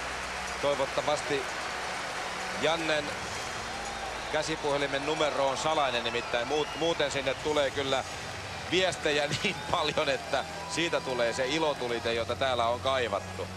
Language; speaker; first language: Finnish; native; Finnish